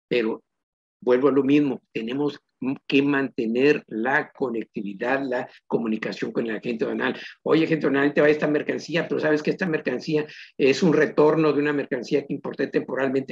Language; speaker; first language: Spanish; native; Spanish